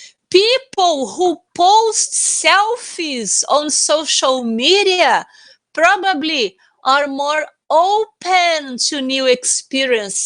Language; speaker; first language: English; non-native, fluent; Portuguese